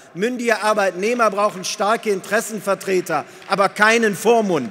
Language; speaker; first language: German; native; German